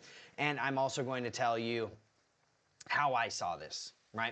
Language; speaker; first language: English; native; English